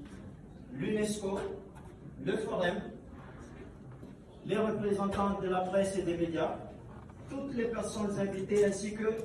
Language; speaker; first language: French; non-native, local second language; Malagasy